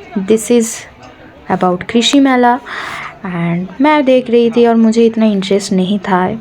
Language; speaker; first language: Hindi; non-native, local second language; Bangla